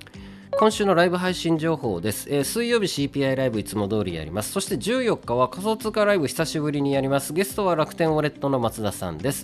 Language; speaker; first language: Japanese; native; Japanese